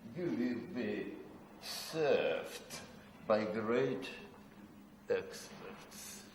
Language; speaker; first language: English; non-native, fluent; Russian